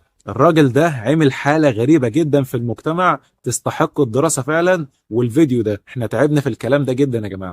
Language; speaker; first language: Arabic; native; Arabic